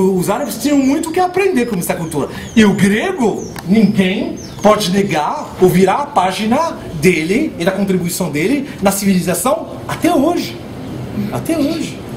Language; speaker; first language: Portuguese; non-native, fluent; Arabic